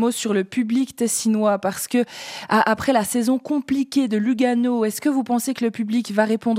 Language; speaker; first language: French; native; French